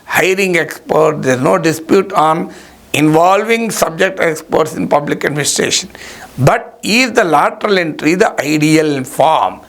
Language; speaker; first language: English; non-native, local second language; Telugu